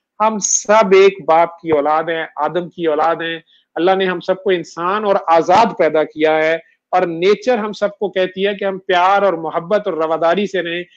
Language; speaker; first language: Urdu; non-native, local second language; Punjabi